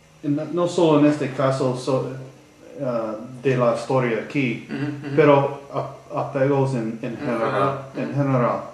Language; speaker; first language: Spanish; non-native, learner; English